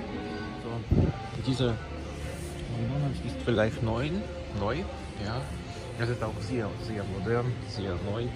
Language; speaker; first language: German; non-native, learner; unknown